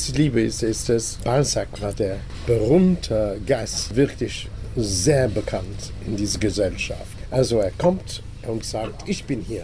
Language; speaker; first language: German; non-native, fluent; English